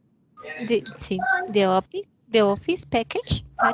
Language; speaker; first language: English; non-native, learner; Spanish